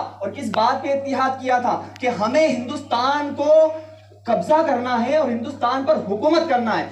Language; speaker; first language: Urdu; native; Urdu